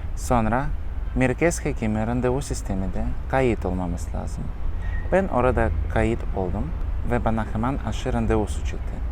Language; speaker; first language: Turkish; non-native, learner; Russian